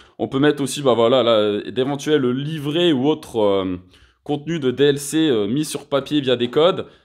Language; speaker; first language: French; native; French